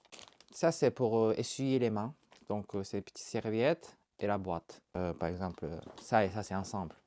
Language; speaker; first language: French; non-native, learner; Japanese